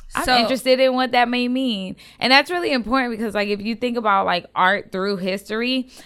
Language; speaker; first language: English; native; English